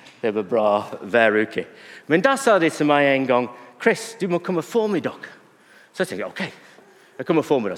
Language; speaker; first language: Norwegian; non-native, fluent; English